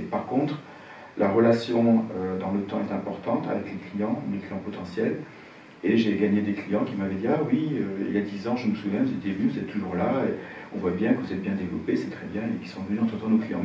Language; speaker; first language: French; native; French